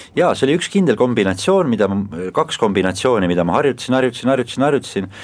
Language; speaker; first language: Estonian; native; Estonian